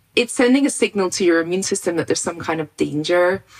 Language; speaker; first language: English; native; English